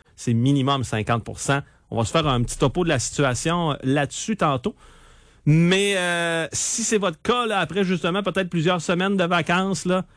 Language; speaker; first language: French; native; French